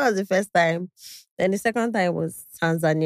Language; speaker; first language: English; non-native, local second language; Igbo